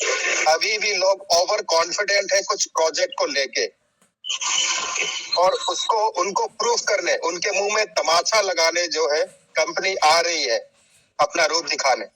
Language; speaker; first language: Hindi; native; Hindi